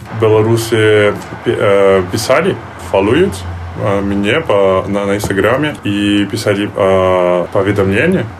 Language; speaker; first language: Belarusian; non-native, learner; Portuguese